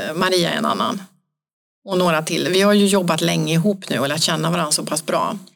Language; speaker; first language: Swedish; native; Swedish